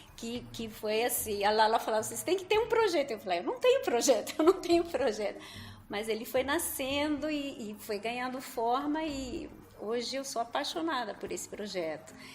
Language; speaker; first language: Portuguese; non-native, fluent; Spanish